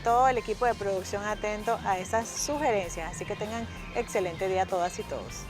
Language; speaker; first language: Spanish; native; Spanish